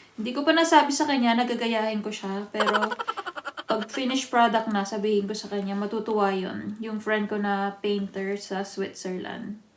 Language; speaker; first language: Filipino; native; Filipino